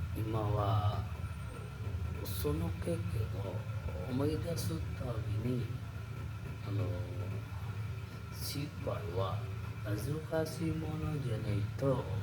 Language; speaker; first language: Japanese; non-native, learner; Indonesian